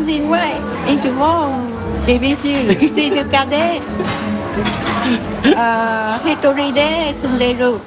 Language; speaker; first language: Japanese; non-native, learner; Vietnamese